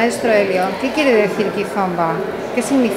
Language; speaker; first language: Spanish; native; Spanish